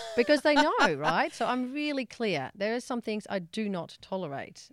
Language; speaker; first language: English; non-native, fluent; Dutch